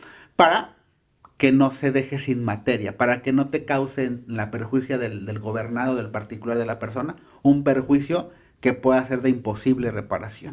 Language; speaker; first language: Spanish; native; Spanish